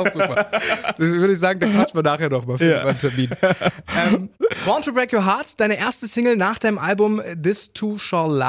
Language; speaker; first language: German; native; German